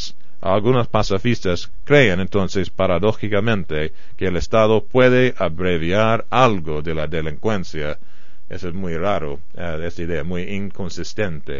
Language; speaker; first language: Spanish; non-native, fluent; English